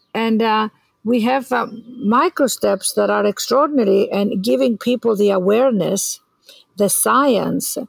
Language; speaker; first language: English; non-native, fluent; Greek